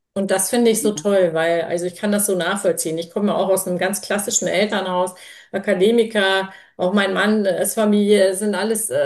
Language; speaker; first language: German; native; German